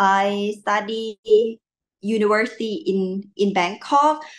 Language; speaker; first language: English; non-native, learner; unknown